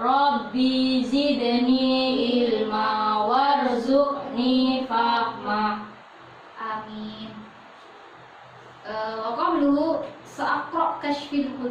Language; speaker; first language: Arabic; non-native, learner; Indonesian